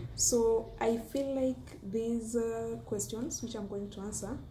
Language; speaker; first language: English; non-native, local second language; Luo (Kenya and Tanzania)